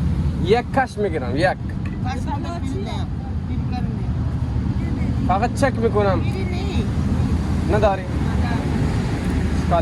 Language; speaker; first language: Persian; non-native, learner; Urdu